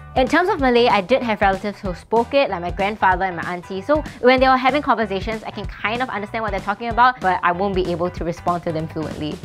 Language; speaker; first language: English; native; English